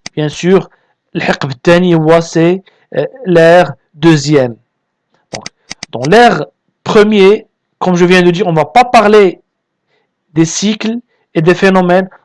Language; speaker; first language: French; non-native, local second language; Arabic